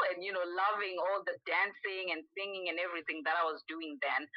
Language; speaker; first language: English; non-native, local second language; Shona